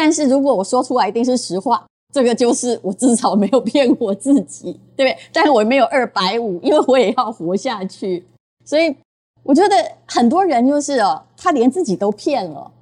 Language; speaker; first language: Chinese; native; Chinese